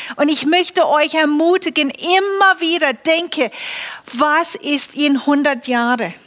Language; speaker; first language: German; non-native, fluent; English